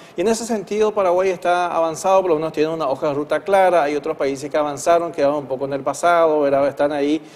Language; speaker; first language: Spanish; native; Spanish